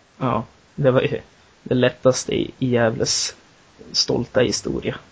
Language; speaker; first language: Swedish; native; Swedish